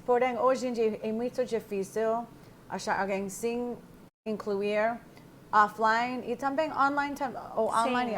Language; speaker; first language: Portuguese; non-native, fluent; English